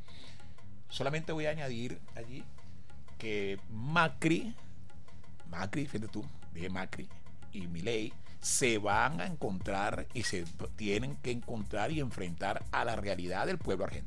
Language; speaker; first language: Spanish; native; Spanish